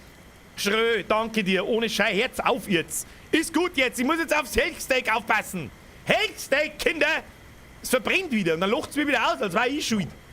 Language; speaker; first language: German; native; German